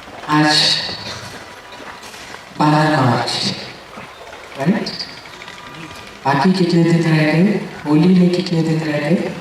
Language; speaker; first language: Hindi; native; Hindi